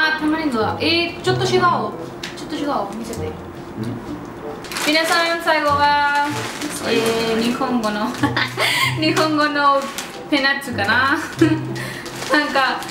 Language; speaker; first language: Japanese; non-native, learner; Spanish